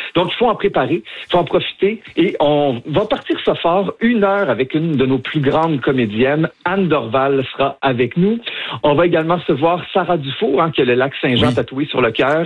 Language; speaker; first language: French; native; French